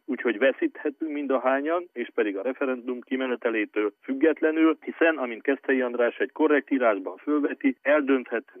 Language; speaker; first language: Hungarian; native; Hungarian